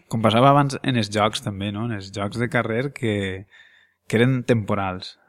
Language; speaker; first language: Catalan; native; Catalan